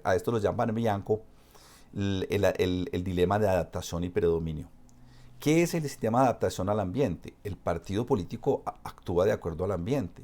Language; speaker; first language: Spanish; native; Spanish